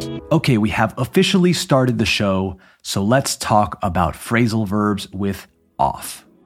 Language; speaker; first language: English; native; English